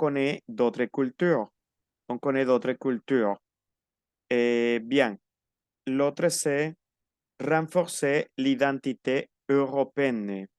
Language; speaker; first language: French; non-native, fluent; Spanish